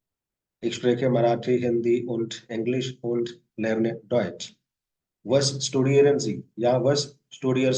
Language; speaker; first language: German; non-native, fluent; Hindi